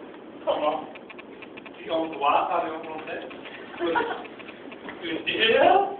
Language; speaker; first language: French; non-native, learner; English